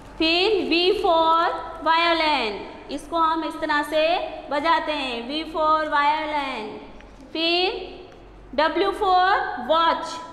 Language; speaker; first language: Hindi; non-native, local second language; Gujarati